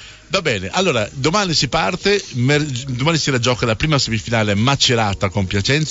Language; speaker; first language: Italian; native; Italian